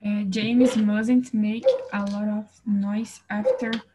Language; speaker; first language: English; non-native, learner; Portuguese